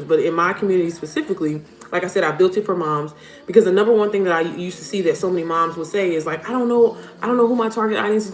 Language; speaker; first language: English; native; English